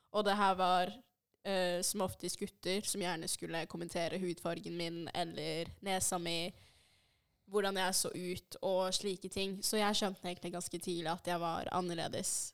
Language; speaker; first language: Norwegian; early bilingual, other home language; Swahili